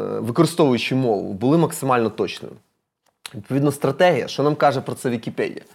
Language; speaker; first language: Ukrainian; non-native, local second language; Russian